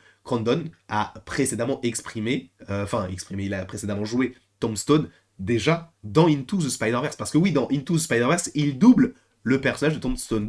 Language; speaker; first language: French; native; French